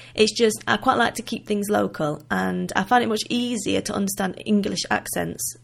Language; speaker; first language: English; native; English